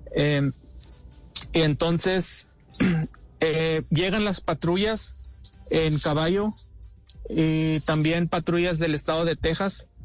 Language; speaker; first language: Spanish; early bilingual, heritage; Spanish